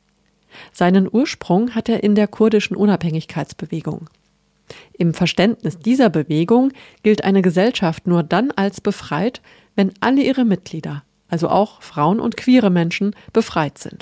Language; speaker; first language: German; native; German